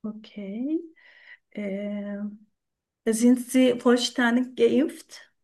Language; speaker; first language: German; non-native, learner; Turkish